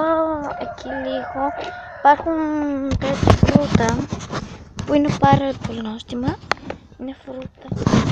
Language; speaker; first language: Greek; early bilingual, other home language; Bulgarian